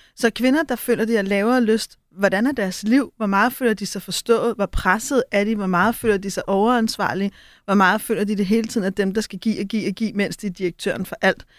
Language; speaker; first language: Danish; native; Danish